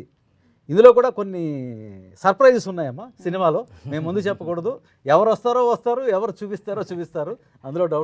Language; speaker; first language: Telugu; native; Telugu